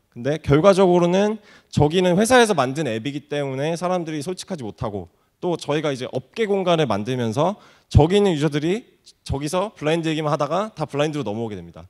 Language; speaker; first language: Korean; native; Korean